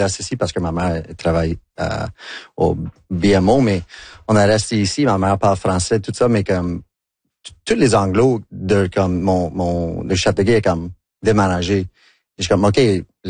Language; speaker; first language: French; non-native, local second language; English